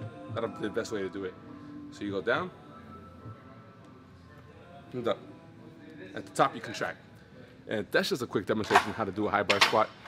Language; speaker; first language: English; native; English